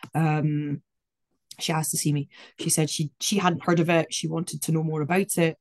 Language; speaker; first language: English; native; English